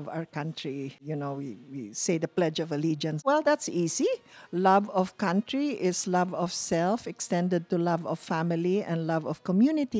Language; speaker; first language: English; non-native, local second language; Cebuano